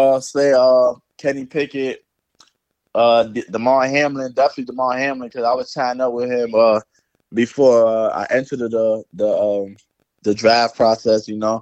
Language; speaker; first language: English; native; English